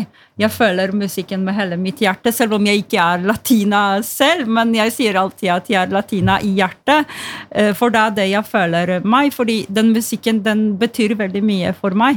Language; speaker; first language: Norwegian; non-native, fluent; Polish